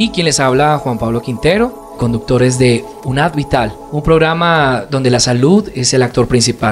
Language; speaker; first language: Spanish; native; Spanish